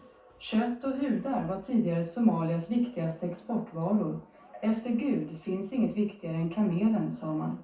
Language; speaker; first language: Swedish; native; Swedish